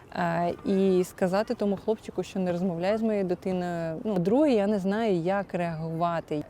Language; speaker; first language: Ukrainian; non-native, local second language; Russian